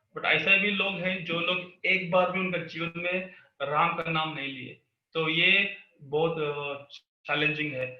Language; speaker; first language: Hindi; non-native, local second language; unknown